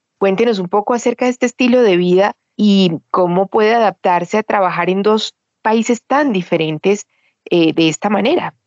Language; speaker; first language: Spanish; native; Spanish